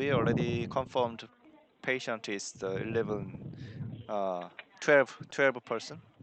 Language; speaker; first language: English; non-native, learner; Korean